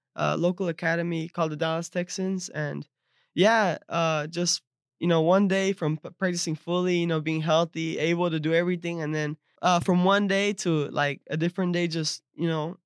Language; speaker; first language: English; early bilingual, other home language; Spanish